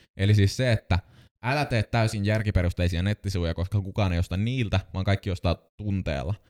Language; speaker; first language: Finnish; native; Finnish